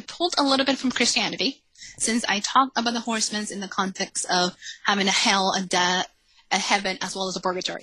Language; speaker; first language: English; early bilingual, other home language; Spanish